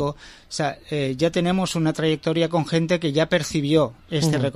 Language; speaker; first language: Spanish; native; Spanish